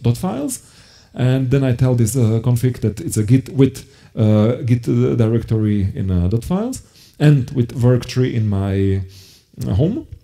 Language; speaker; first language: English; non-native, fluent; Slovak